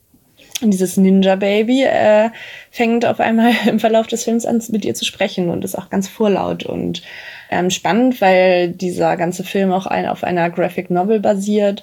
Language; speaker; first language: German; native; German